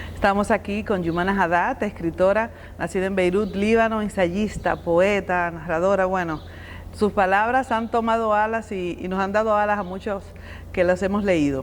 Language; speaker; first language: Spanish; native; Spanish